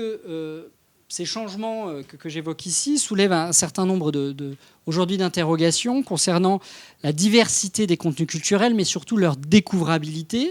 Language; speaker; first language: French; native; French